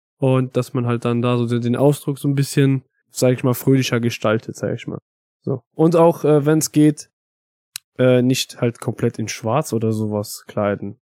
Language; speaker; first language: German; native; German